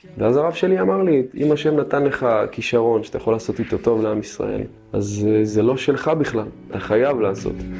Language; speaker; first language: Hebrew; early bilingual, other home language; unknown